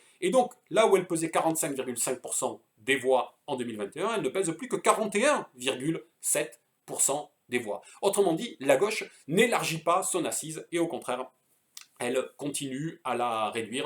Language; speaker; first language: French; native; French